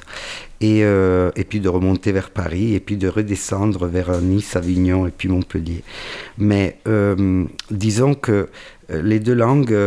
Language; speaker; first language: French; non-native, fluent; Italian